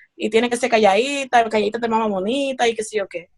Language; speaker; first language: Spanish; early bilingual, heritage; Spanish